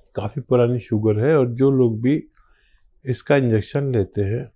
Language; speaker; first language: Hindi; native; Hindi